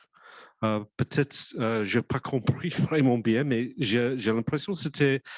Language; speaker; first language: French; non-native, fluent; English